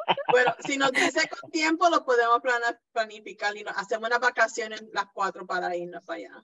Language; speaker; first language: Spanish; early bilingual, heritage; Spanish